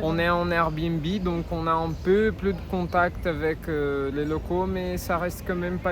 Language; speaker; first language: French; non-native, fluent; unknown